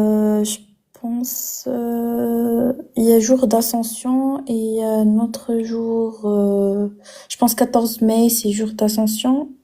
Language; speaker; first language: French; non-native, fluent; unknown